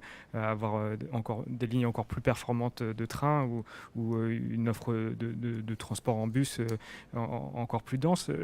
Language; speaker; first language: French; native; French